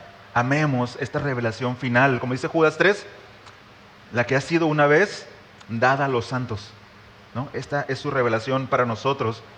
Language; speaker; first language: Spanish; native; Spanish